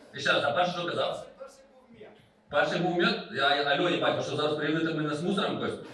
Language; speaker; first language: Ukrainian; non-native, local second language; Russian